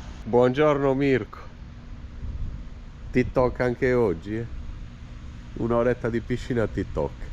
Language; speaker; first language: Italian; native; Italian